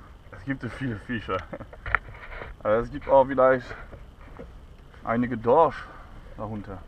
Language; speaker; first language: German; non-native, learner; French